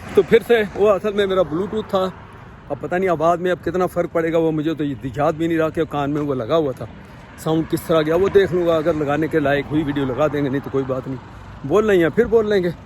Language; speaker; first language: Urdu; native; Urdu